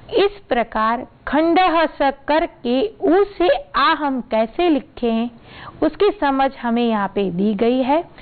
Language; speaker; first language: Hindi; non-native, local second language; Gujarati